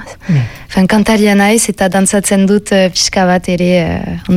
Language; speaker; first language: Basque; non-native, local second language; French